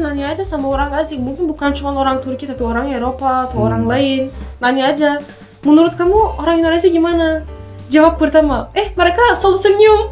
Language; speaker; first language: Indonesian; non-native, fluent; Turkish